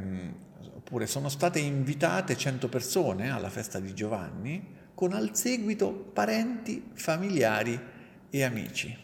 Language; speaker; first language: Italian; native; Italian